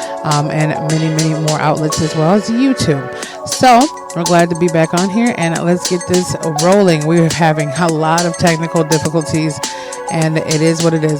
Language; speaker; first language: English; native; English